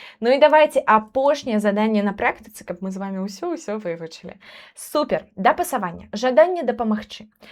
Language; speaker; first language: Belarusian; non-native, local second language; Russian